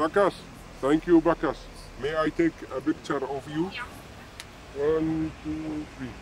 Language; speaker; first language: English; non-native, fluent; Arabic